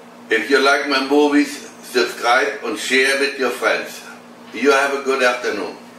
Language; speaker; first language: English; non-native, fluent; German